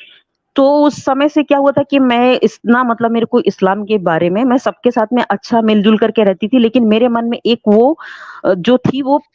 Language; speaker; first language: Hindi; native; Hindi